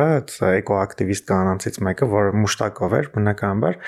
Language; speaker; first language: Armenian; native; Armenian